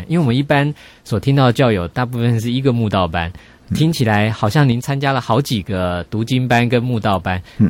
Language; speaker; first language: Chinese; native; Chinese